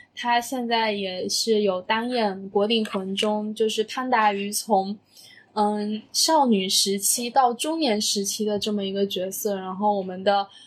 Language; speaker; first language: Chinese; native; Chinese